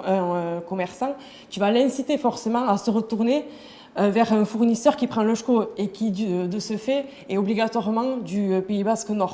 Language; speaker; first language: French; native; French